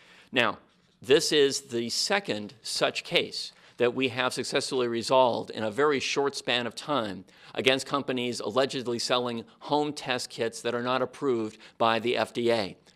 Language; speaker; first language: English; native; English